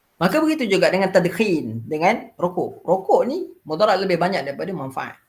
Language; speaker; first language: Malay; native; Malay